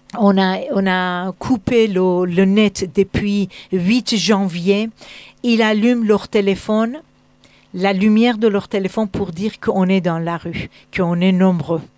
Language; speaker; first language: French; non-native, fluent; Persian